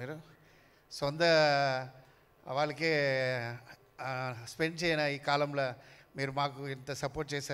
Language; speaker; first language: Telugu; non-native, learner; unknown